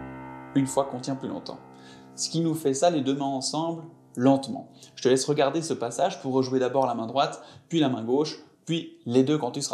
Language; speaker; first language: French; native; French